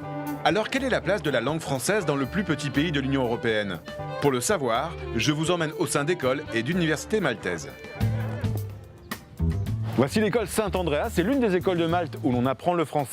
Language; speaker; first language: French; native; French